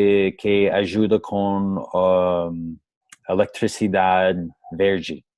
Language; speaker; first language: Portuguese; non-native, learner; English